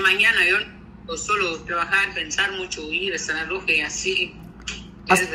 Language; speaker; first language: Spanish; non-native, learner; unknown